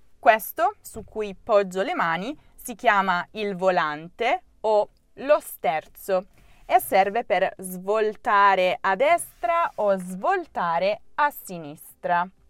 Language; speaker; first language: Italian; native; Italian